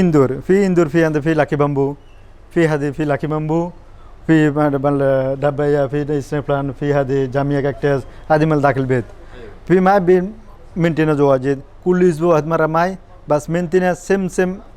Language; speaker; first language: Arabic; non-native, learner; Bangla